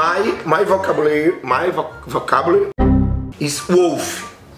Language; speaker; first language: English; non-native, learner; Portuguese